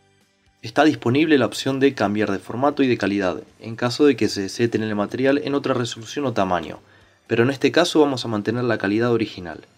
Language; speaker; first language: Spanish; native; Spanish